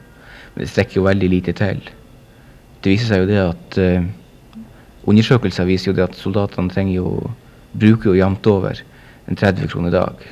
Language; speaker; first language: Norwegian; native; Norwegian